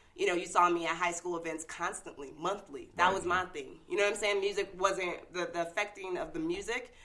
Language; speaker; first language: English; native; English